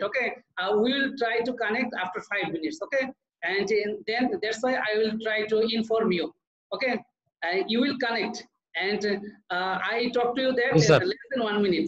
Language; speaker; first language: English; non-native, learner; Bangla